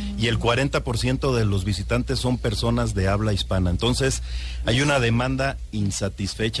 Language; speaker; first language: Spanish; native; Spanish